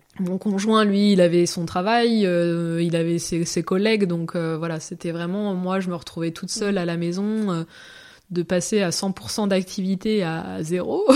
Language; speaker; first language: French; native; French